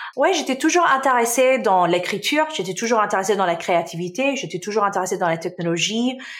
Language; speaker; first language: French; non-native, local second language; Arabic